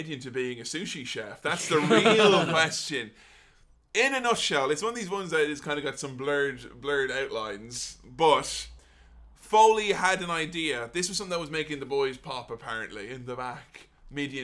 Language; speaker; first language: English; native; English